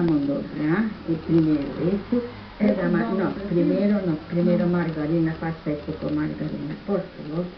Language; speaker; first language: Portuguese; non-native, learner; German